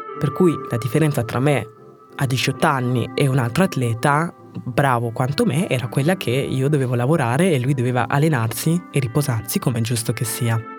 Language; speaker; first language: Italian; early bilingual, other home language; French